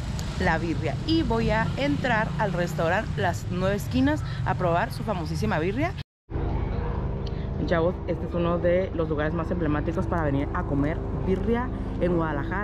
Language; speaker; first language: Spanish; native; Spanish